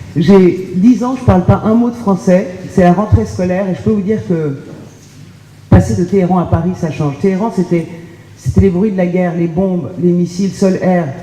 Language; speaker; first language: French; early bilingual, other home language; Persian